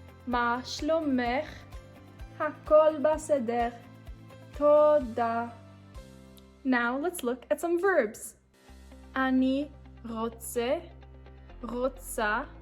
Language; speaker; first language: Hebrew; non-native, fluent; English